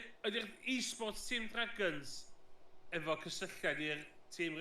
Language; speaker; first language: Welsh; native; Welsh